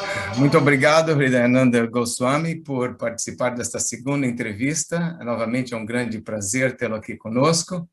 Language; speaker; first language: Portuguese; native; Portuguese